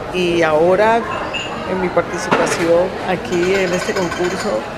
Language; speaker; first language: Spanish; native; Spanish